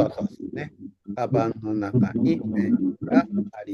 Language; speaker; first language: Japanese; non-native, fluent; Indonesian